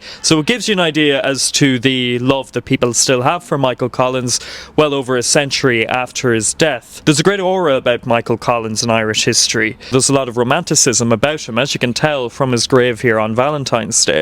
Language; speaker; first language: English; native; English